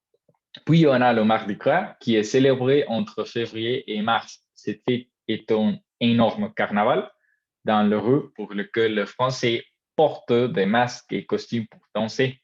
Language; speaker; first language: French; non-native, learner; Spanish